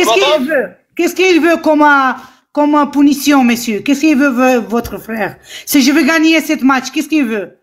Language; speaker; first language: French; non-native, fluent; Romanian